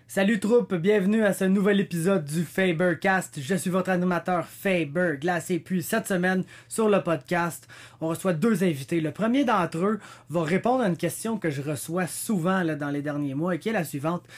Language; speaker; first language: French; native; French